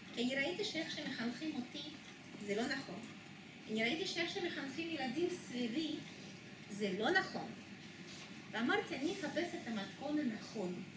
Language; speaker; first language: Hebrew; non-native, fluent; Russian